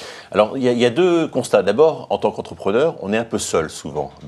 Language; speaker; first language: French; native; French